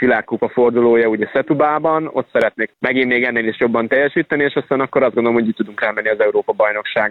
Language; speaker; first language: Hungarian; native; Hungarian